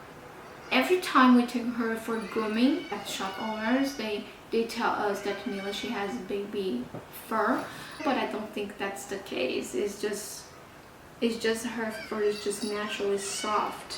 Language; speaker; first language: English; non-native, fluent; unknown